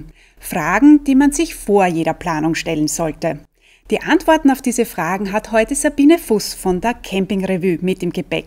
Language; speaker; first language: German; native; German